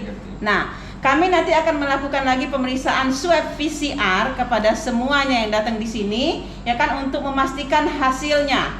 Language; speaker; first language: Indonesian; native; Indonesian